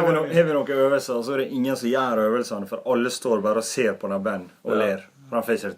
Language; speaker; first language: Norwegian; native; Norwegian